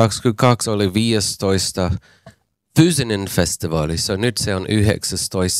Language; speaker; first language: Finnish; non-native, fluent; English